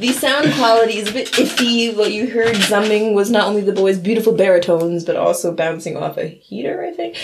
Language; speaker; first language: English; early bilingual, other home language; German